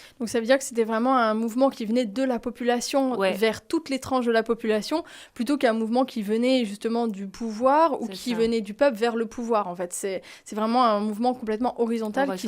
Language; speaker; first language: French; native; French